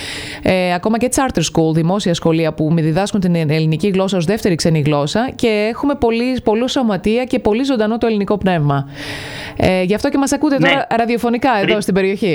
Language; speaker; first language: Greek; native; Greek